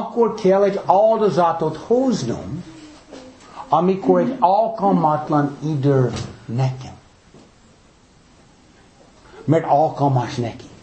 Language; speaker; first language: Hungarian; non-native, fluent; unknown